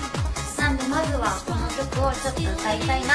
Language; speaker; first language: Japanese; native; Japanese